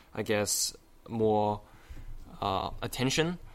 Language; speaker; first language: English; non-native, fluent; Chinese